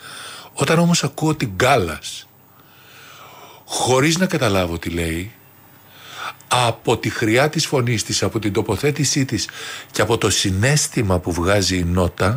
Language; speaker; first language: Greek; native; Greek